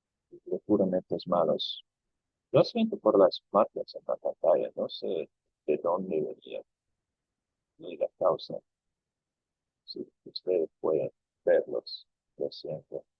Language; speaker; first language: Spanish; non-native, fluent; English